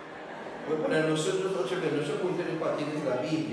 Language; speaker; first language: Spanish; non-native, learner; English